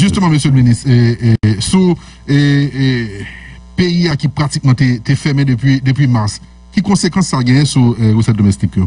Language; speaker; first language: French; non-native, local second language; Haitian Creole